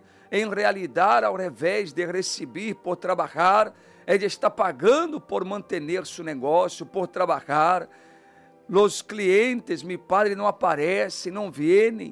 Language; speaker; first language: Spanish; non-native, fluent; Portuguese